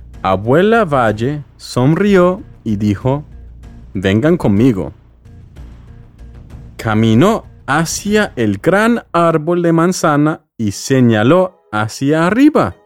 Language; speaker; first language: Spanish; non-native, fluent; English